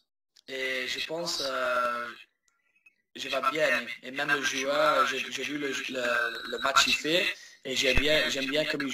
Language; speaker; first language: French; early bilingual, heritage; English